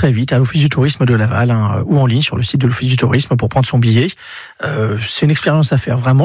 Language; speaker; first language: French; native; French